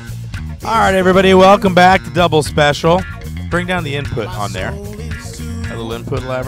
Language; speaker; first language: English; native; English